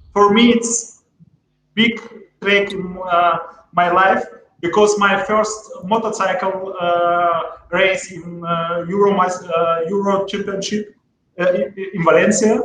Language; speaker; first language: English; non-native, learner; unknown